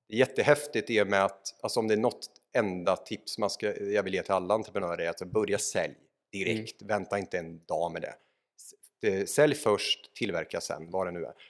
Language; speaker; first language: Swedish; native; Swedish